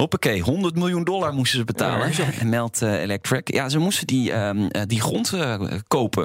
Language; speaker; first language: Dutch; native; Dutch